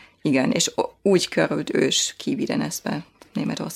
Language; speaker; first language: Hungarian; non-native, fluent; German